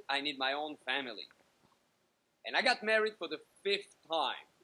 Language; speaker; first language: English; native; English